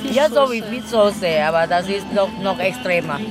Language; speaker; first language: German; non-native, learner; Thai